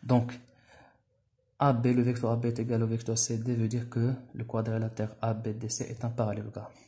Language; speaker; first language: French; non-native, local second language; Arabic